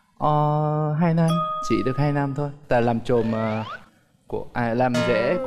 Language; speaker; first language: Vietnamese; non-native, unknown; Korean